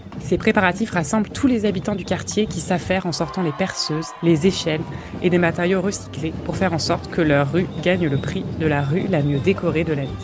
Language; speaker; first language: French; native; French